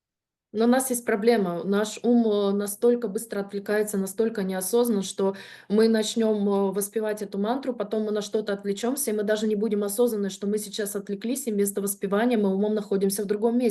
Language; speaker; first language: Russian; native; Russian